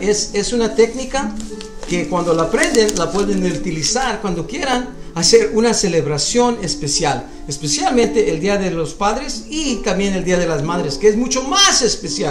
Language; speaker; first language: Spanish; early bilingual, other home language; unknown